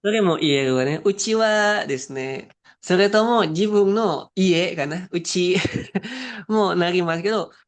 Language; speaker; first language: Japanese; non-native, fluent; Indonesian